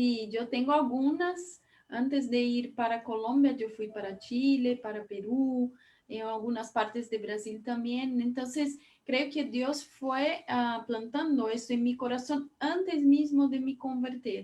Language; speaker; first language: Spanish; non-native, fluent; Portuguese